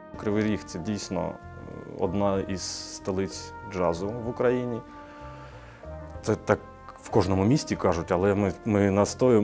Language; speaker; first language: Ukrainian; native; Ukrainian